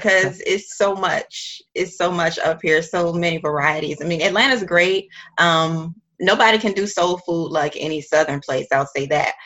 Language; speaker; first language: English; native; English